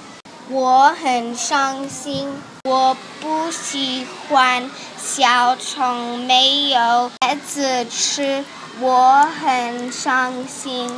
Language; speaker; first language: Chinese; non-native, learner; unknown